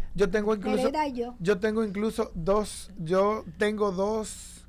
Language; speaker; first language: Spanish; native; Spanish